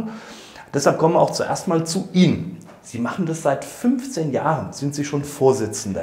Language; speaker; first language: German; native; German